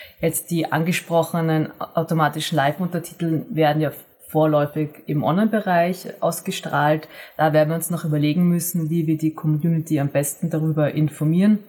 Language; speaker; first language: German; native; German